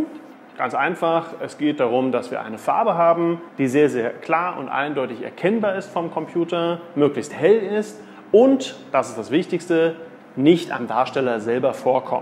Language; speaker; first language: German; native; German